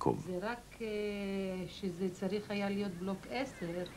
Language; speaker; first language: Hebrew; non-native, fluent; Ladino